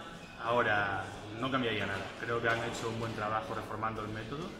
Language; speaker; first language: Spanish; native; Spanish